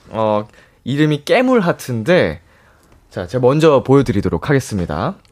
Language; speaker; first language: Korean; native; Korean